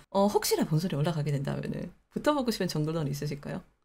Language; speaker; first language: Korean; native; Korean